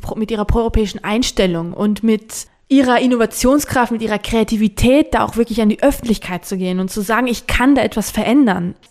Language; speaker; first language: German; non-native, fluent; Georgian